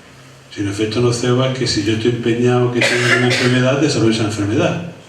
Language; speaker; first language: Spanish; native; Spanish